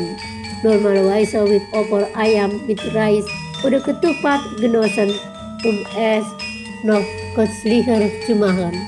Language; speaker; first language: German; non-native, fluent; Indonesian